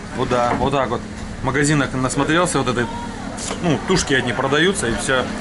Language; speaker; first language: Russian; native; Russian